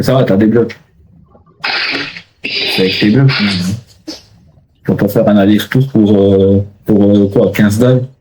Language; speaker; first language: French; native; French